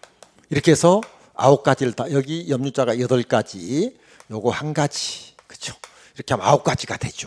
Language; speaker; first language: Korean; native; Korean